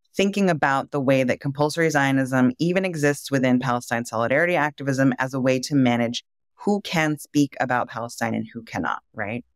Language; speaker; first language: English; native; English